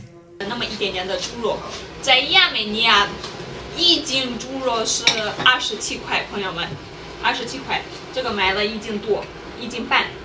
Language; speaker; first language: Chinese; non-native, fluent; Armenian